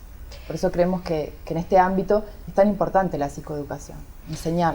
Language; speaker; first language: Spanish; native; Spanish